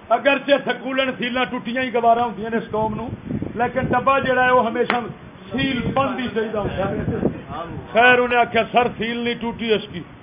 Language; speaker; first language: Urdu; non-native, local second language; Punjabi